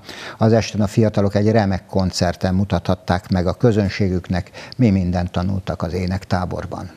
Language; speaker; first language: Hungarian; native; Hungarian